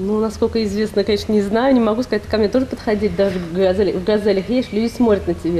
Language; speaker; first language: Russian; native; Russian